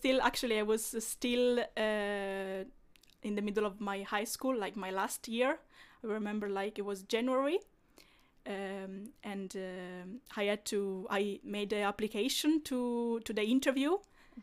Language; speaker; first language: English; non-native, fluent; Italian